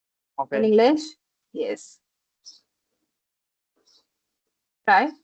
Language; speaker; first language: English; non-native, local second language; Hindi